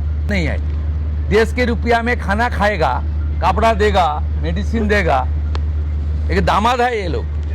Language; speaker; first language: Hindi; non-native, local second language; Bangla